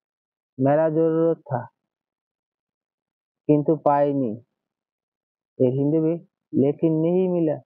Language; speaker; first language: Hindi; non-native, learner; Bangla